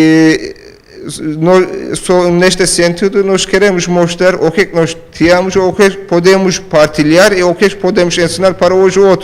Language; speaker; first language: Portuguese; non-native, fluent; Turkish